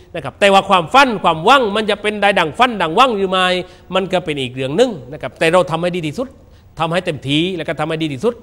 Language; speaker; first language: Thai; native; Thai